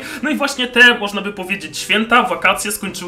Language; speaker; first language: Polish; native; Polish